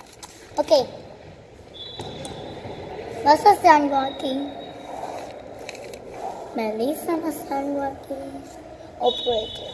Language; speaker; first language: Spanish; early bilingual, heritage; Spanish